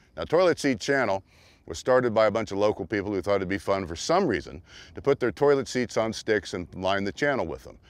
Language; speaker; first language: English; native; English